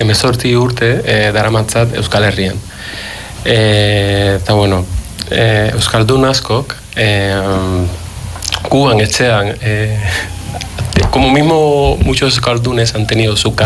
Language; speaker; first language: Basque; non-native, fluent; Spanish